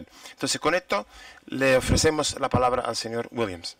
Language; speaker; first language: Spanish; non-native, fluent; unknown